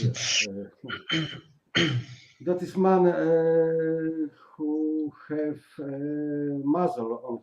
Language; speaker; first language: English; non-native, learner; Polish